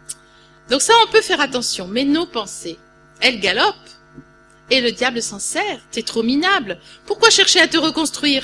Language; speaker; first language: French; native; French